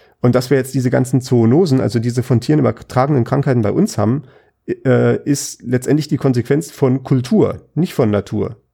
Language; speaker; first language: German; native; German